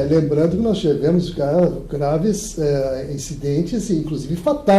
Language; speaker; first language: Portuguese; native; Portuguese